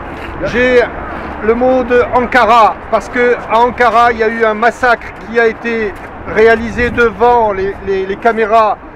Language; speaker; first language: French; native; French